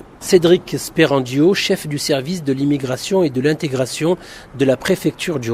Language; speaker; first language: French; native; French